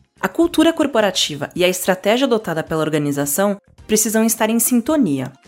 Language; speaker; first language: Portuguese; native; Portuguese